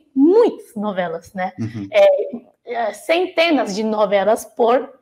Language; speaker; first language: Portuguese; non-native, fluent; Chinese